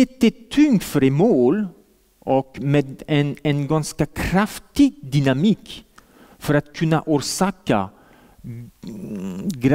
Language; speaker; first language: Swedish; non-native, fluent; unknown